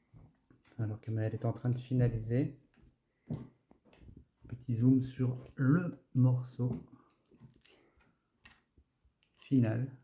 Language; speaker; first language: French; native; French